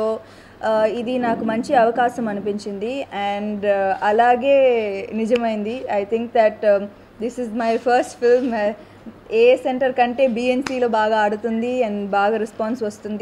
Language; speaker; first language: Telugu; non-native, local second language; Tamil